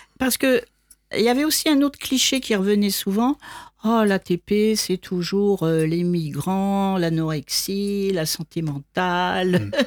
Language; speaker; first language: French; native; French